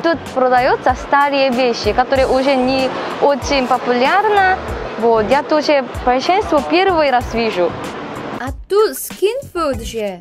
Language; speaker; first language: Russian; non-native, learner; Korean